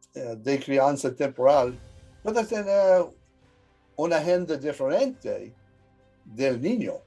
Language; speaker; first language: Spanish; early bilingual, heritage; English